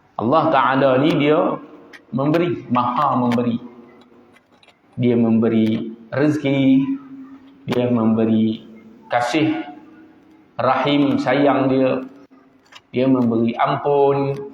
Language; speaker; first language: Malay; native; Malay